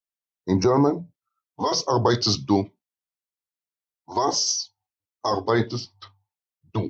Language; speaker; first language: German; non-native, learner; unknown